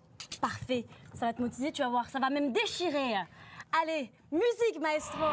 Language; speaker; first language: French; native; French